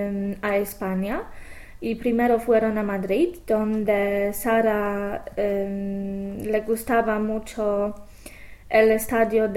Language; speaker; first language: Spanish; non-native, fluent; English